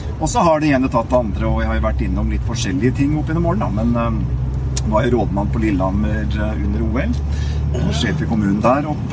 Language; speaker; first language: Norwegian; native; Norwegian